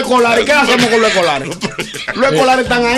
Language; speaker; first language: Spanish; native; Spanish